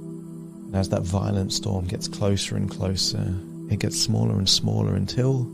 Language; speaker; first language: English; native; English